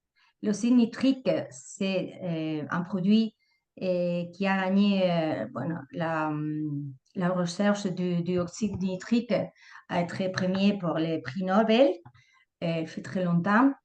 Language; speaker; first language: French; non-native, fluent; Spanish